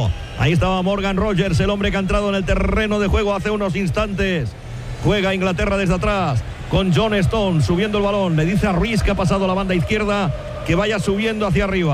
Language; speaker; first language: Spanish; native; Spanish